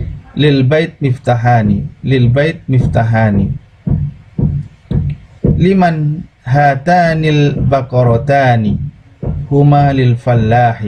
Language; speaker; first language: Arabic; non-native, fluent; Indonesian